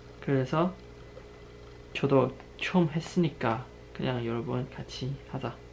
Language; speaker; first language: Korean; non-native, learner; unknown